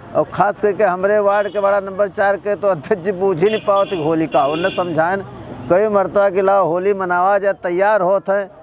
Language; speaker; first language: Hindi; non-native, local second language; Awadhi